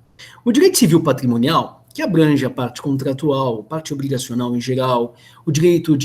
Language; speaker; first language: Portuguese; native; Portuguese